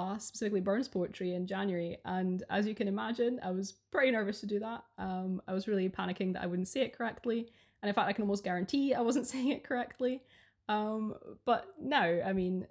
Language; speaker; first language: English; early bilingual, other home language; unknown